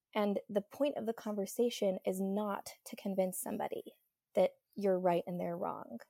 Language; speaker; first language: English; native; English